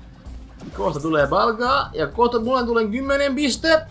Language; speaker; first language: Finnish; native; Finnish